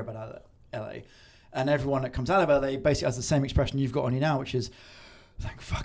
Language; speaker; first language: English; native; English